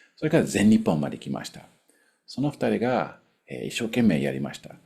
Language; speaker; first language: Japanese; non-native, fluent; English